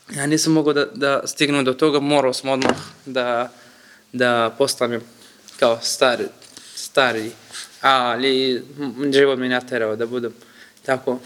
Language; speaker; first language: Serbian; non-native, learner; Kurdish